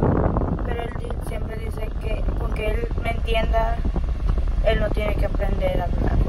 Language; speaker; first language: Spanish; early bilingual, other home language; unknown